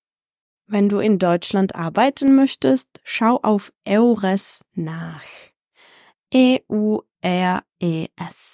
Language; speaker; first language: German; non-native, fluent; Czech